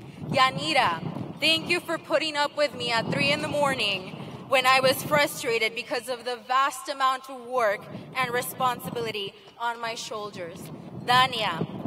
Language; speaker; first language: English; early bilingual, other home language; Spanish